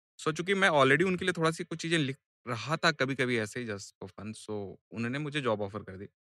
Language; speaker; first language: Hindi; native; Hindi